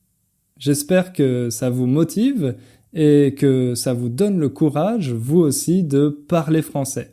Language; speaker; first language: French; native; French